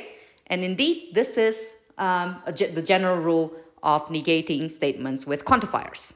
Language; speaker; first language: English; non-native, fluent; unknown